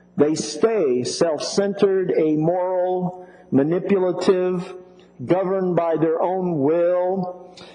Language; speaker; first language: English; native; English